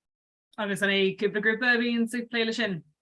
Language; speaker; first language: Irish; non-native, local second language; English